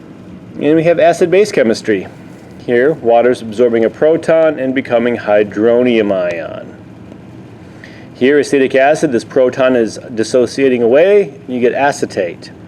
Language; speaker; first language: English; native; English